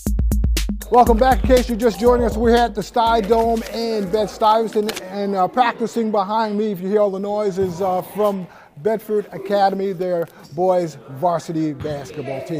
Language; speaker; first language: English; native; English